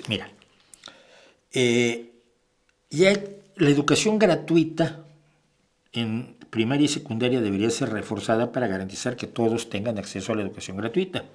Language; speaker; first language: Spanish; native; Spanish